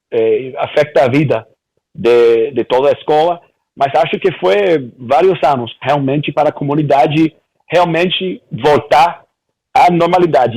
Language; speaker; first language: Portuguese; early bilingual, heritage; Portuguese